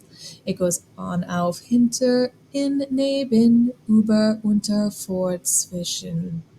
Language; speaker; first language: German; non-native, fluent; English